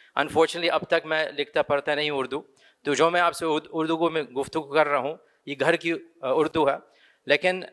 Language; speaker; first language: Urdu; early bilingual, other home language; English